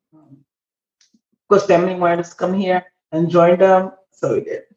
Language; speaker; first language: English; early bilingual, other home language; Haitian Creole